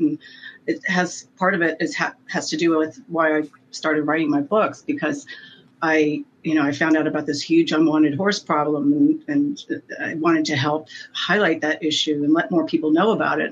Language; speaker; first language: English; native; English